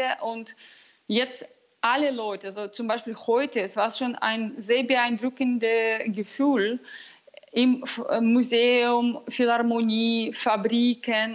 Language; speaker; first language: German; non-native, fluent; Russian